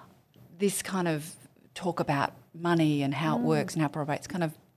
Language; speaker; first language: English; native; English